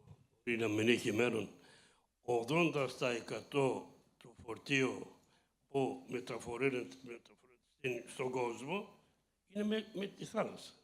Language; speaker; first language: Greek; early bilingual, heritage; Greek